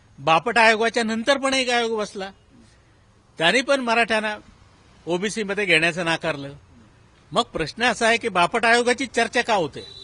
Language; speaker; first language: Marathi; native; Marathi